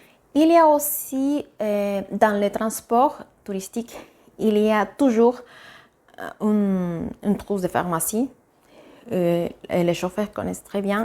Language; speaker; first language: French; non-native, fluent; Spanish